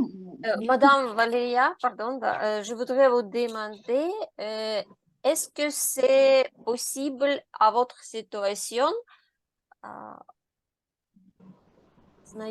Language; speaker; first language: French; non-native, learner; Ukrainian